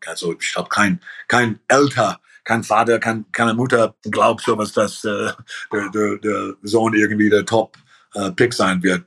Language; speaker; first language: German; early bilingual, heritage; German